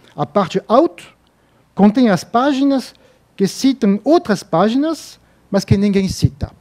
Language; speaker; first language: Portuguese; non-native, fluent; French